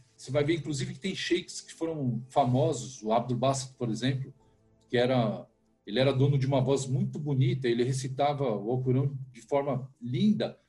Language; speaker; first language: Portuguese; native; Portuguese